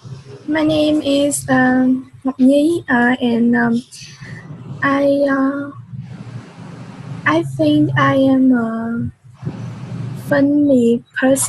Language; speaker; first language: English; non-native, learner; Vietnamese